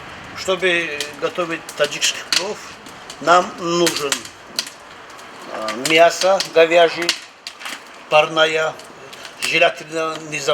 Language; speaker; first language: Russian; non-native, local second language; Tajik